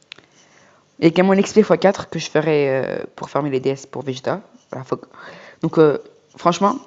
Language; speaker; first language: French; native; French